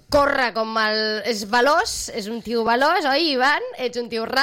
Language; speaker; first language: Catalan; native; Catalan